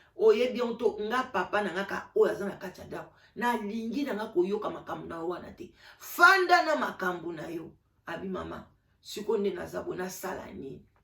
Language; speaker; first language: Lingala; native; Lingala